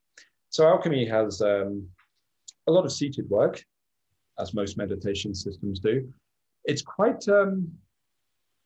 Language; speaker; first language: English; native; English